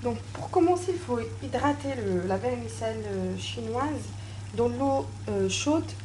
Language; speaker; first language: French; non-native, local second language; Arabic